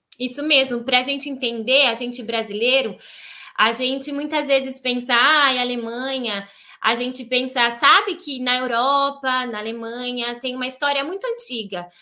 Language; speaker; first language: Portuguese; native; Portuguese